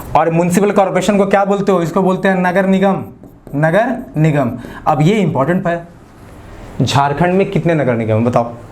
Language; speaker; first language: Hindi; native; Hindi